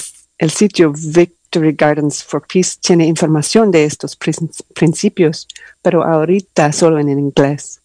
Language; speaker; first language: Spanish; non-native, learner; English